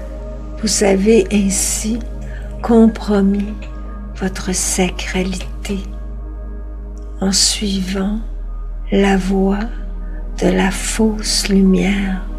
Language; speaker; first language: French; native; French